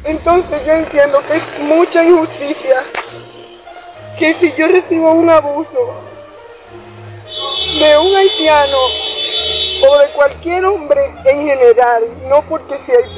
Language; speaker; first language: Spanish; native; Spanish